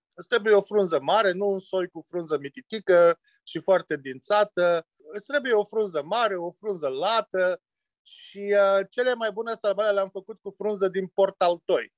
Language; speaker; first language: Romanian; native; Romanian